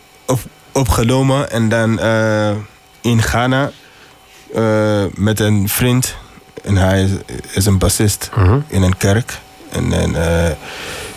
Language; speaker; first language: Dutch; non-native, learner; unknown